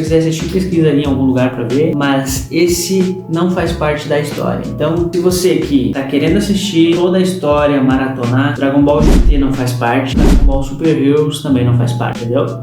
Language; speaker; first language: Portuguese; native; Portuguese